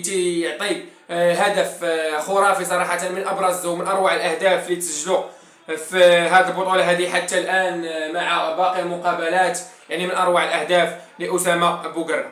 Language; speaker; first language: Arabic; native; Arabic